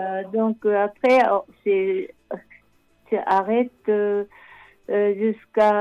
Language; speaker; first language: French; non-native, learner; Japanese